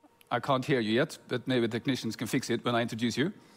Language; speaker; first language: English; non-native, fluent; Norwegian